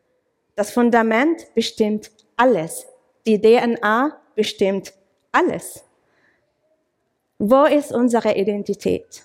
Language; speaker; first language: German; non-native, fluent; English